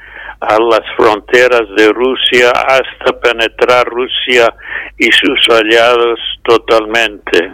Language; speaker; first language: Spanish; non-native, fluent; English